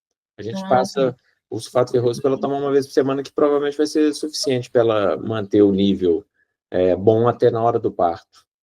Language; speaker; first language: Portuguese; native; Portuguese